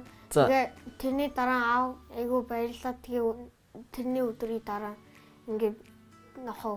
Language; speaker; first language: Mongolian; early bilingual, heritage; Mongolian